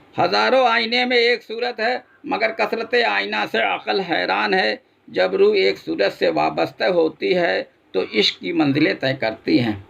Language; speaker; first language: Urdu; native; Urdu